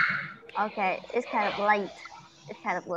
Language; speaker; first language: English; non-native, learner; Vietnamese